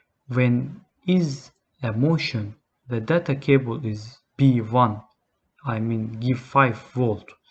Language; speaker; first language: English; non-native, learner; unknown